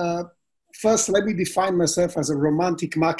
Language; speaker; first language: English; non-native, fluent; Italian